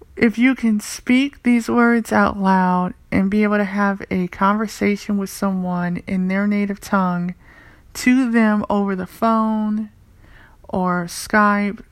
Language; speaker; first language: English; native; English